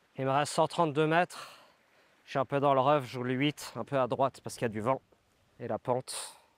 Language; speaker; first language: French; native; French